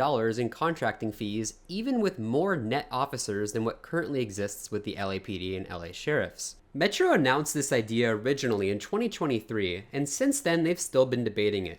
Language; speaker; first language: English; native; English